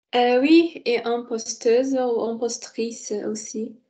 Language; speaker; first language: French; non-native, learner; Portuguese